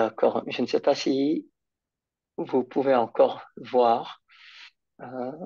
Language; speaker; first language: French; non-native, fluent; English